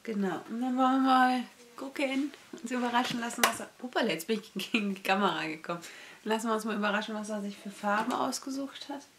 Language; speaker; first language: German; native; German